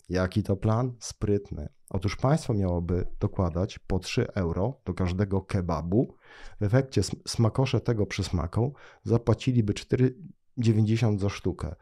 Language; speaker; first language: Polish; native; Polish